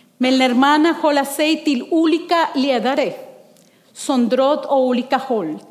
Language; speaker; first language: Swedish; non-native, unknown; Spanish